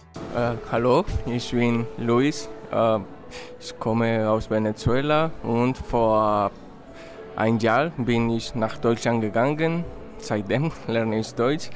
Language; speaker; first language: German; non-native, learner; Spanish